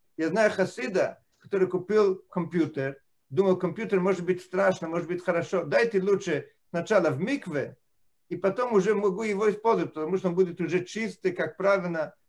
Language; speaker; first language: Russian; non-native, fluent; Italian